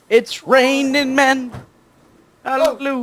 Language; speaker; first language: English; native; English